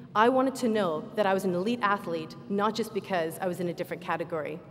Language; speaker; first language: English; native; English